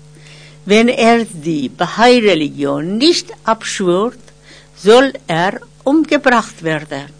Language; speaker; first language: German; non-native, fluent; Persian